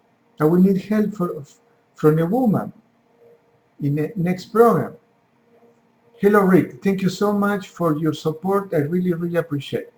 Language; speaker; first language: English; non-native, fluent; Spanish